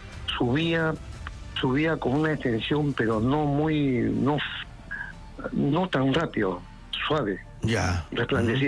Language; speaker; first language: Spanish; native; Spanish